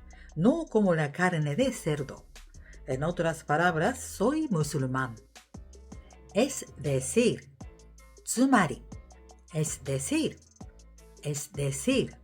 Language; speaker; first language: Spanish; non-native, fluent; Japanese